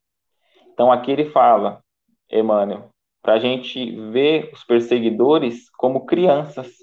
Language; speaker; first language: Portuguese; native; Portuguese